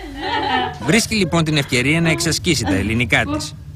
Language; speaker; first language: Greek; native; Greek